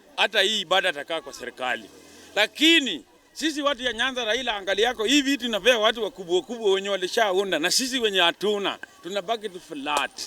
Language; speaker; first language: Swahili; non-native, local second language; Luo (Kenya and Tanzania)